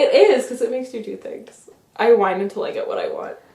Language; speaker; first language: English; native; English